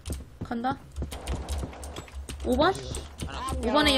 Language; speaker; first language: Korean; native; Korean